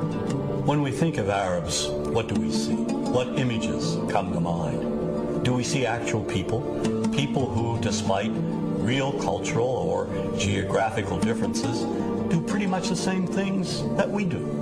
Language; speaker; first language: English; native; English